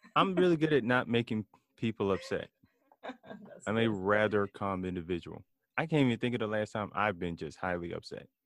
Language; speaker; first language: English; native; English